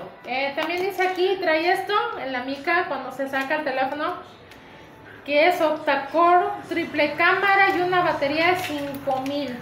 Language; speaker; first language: Spanish; native; Spanish